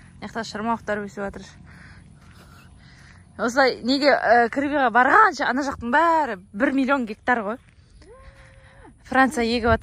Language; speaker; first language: Kazakh; native; Kazakh